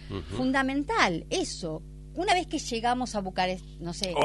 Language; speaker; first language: Spanish; native; Spanish